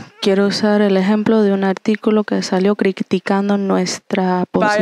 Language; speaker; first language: Spanish; non-native, fluent; English